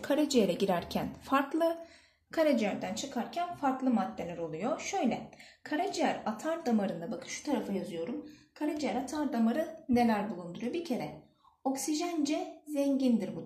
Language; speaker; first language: Turkish; native; Turkish